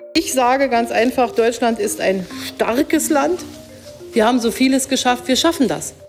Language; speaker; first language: Norwegian; non-native, fluent; German